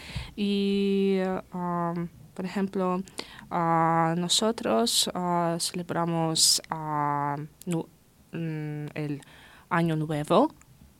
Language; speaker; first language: Spanish; non-native, learner; Russian